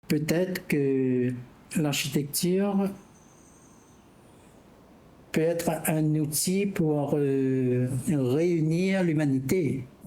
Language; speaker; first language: French; non-native, local second language; Réunion Creole French